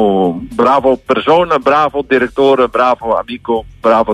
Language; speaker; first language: Italian; non-native, learner; Dutch